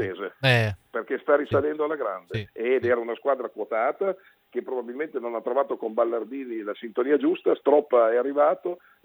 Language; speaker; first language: Italian; native; Italian